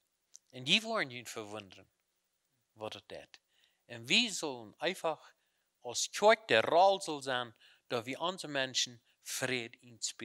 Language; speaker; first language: German; non-native, learner; Plautdietsch